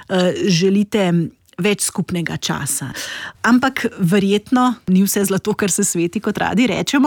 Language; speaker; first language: Slovenian; native; Slovenian